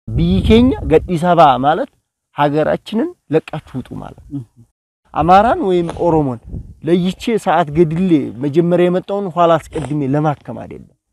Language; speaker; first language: Amharic; native; Amharic